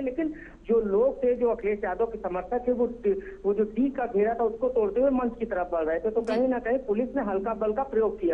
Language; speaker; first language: Hindi; native; Hindi